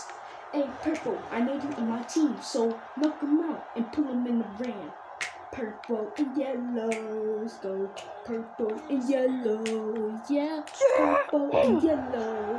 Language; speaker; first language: English; native; English